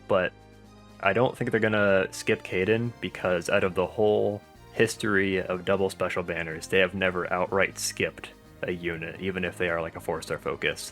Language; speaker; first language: English; native; English